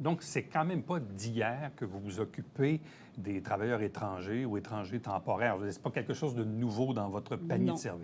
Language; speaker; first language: French; native; French